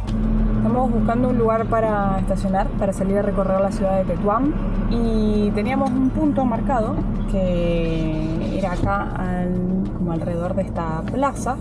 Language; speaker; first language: Spanish; native; Spanish